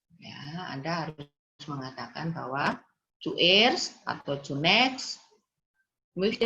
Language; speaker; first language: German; non-native, fluent; Indonesian